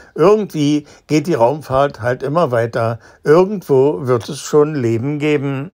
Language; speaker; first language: German; native; German